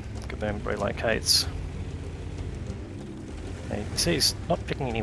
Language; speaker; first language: English; native; English